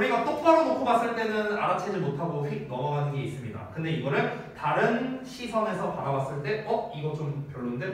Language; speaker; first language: Korean; native; Korean